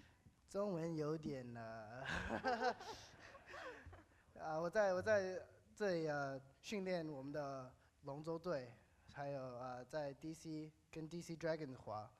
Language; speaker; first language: Chinese; early bilingual, heritage; English